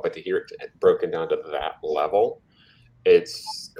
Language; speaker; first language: English; native; English